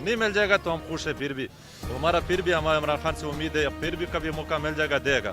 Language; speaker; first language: Hindi; non-native, local second language; Pashto